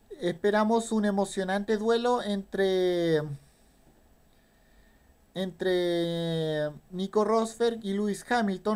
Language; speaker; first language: Spanish; native; Spanish